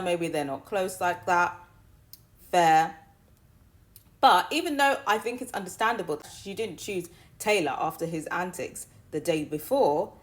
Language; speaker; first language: English; native; English